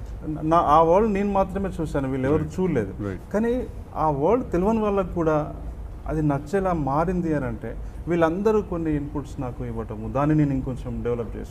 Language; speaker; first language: Telugu; native; Telugu